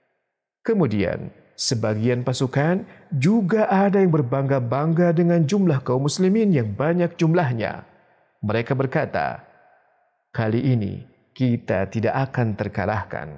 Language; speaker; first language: Indonesian; native; Indonesian